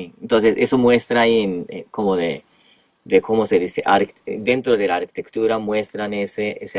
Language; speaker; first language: Spanish; non-native, fluent; Japanese